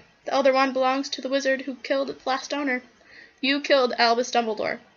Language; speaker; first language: English; native; English